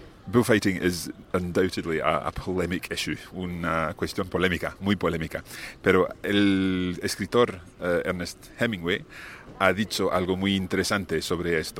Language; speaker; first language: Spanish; non-native, fluent; English